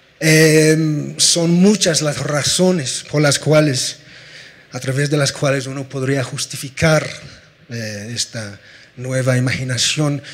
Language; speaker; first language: Spanish; non-native, fluent; English